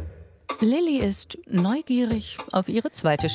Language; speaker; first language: German; native; German